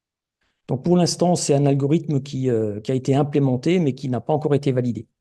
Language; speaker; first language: French; native; French